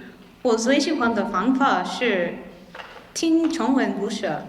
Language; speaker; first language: Chinese; non-native, learner; English